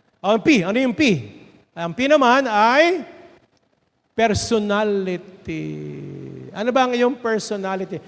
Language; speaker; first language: Filipino; native; Filipino